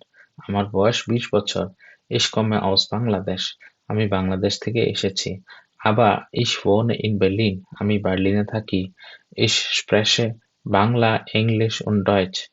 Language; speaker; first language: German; non-native, fluent; Bangla